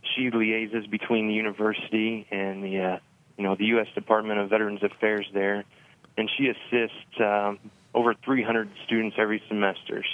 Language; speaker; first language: English; native; English